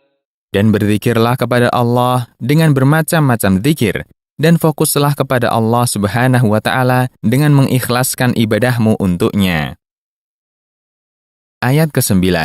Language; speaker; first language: Indonesian; native; Indonesian